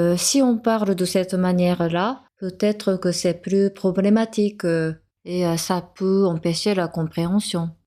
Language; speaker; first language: French; non-native, fluent; Japanese